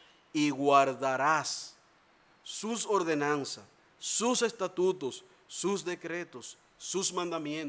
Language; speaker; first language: Spanish; native; Spanish